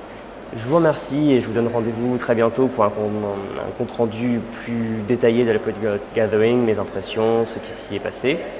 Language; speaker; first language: French; native; French